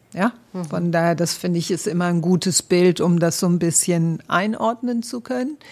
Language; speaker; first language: German; native; German